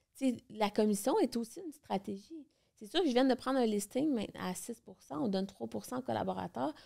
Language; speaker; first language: French; native; French